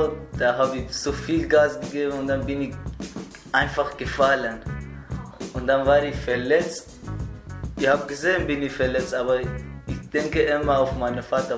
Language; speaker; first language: German; non-native, learner; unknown